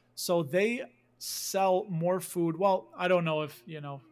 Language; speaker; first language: English; native; English